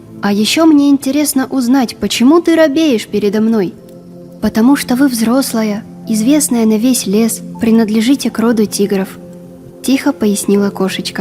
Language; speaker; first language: Russian; native; Russian